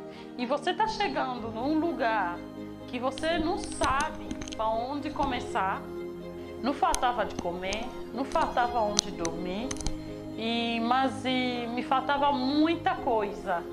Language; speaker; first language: Portuguese; non-native, fluent; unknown